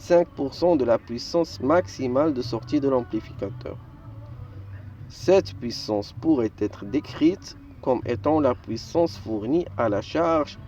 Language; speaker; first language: French; non-native, local second language; Arabic